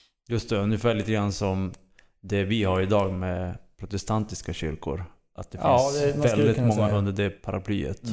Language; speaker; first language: Swedish; native; Swedish